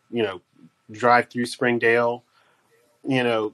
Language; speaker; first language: English; native; English